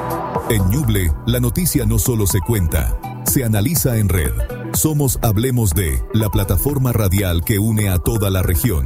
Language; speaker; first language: Spanish; native; Spanish